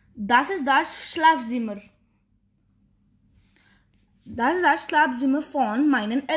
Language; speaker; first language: German; non-native, learner; Hindi